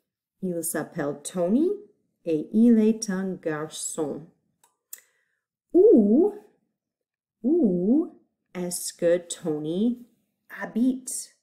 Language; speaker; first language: French; non-native, fluent; English